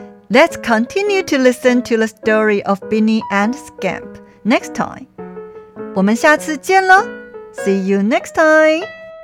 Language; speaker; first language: English; non-native, fluent; Chinese